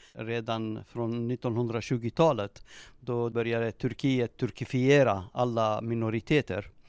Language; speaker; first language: Swedish; non-native, fluent; Turoyo